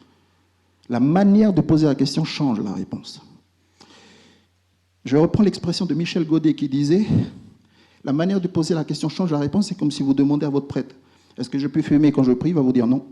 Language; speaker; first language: French; native; French